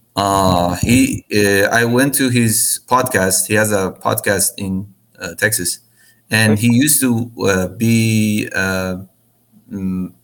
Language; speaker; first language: English; non-native, fluent; Persian